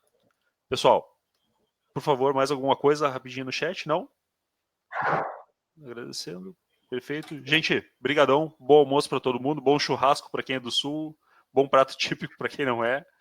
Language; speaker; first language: Portuguese; native; Portuguese